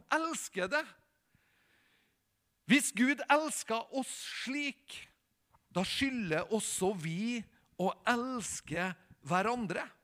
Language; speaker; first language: Norwegian; native; Norwegian